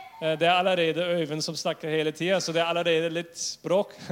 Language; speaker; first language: Norwegian; non-native, fluent; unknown